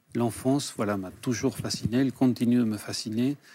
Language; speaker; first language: French; early bilingual, other home language; Spanish